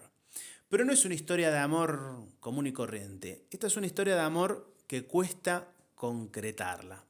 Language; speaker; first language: Spanish; native; Spanish